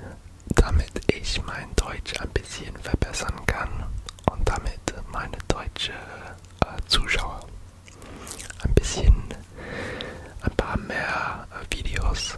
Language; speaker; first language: German; non-native, learner; English